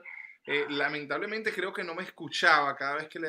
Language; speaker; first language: Spanish; native; Spanish